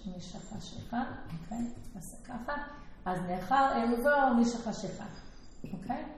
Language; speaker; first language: Hebrew; non-native, fluent; English